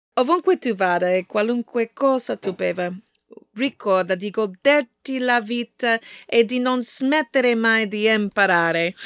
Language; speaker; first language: Italian; non-native, learner; English